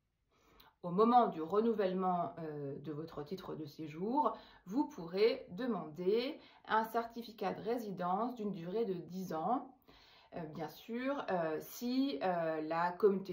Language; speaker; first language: French; native; French